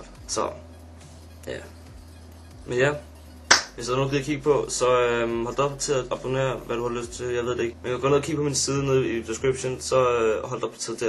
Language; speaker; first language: Danish; native; Danish